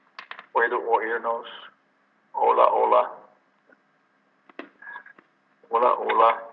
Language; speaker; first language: Spanish; non-native, learner; English